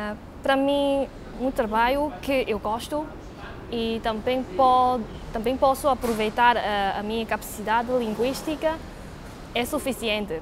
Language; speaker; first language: Portuguese; non-native, fluent; Cantonese